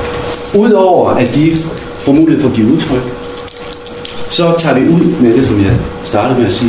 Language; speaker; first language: Danish; native; Danish